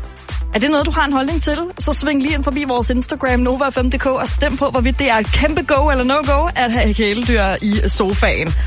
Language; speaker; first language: Danish; native; Danish